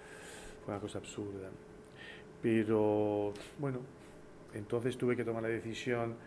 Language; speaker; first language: Spanish; early bilingual, heritage; Spanish